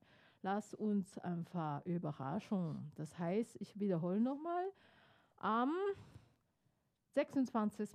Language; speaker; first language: German; non-native, fluent; Chinese